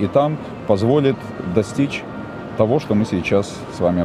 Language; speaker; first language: Russian; native; Russian